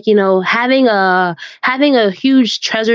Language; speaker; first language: English; native; English